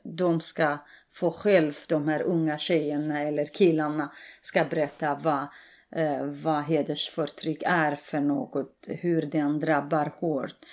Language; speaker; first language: Swedish; non-native, fluent; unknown